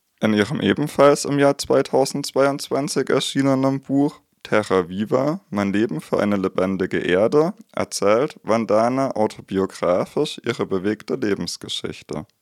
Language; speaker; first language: German; native; German